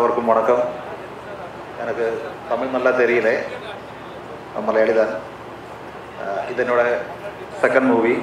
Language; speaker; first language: Tamil; non-native, learner; Malayalam